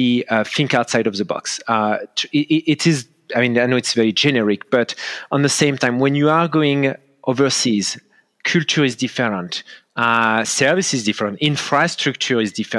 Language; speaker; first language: English; non-native, fluent; French